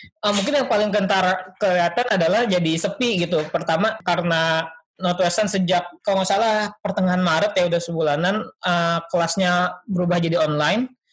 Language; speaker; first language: Indonesian; native; Indonesian